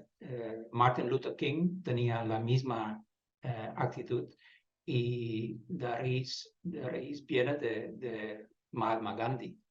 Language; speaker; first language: Spanish; non-native, fluent; Dutch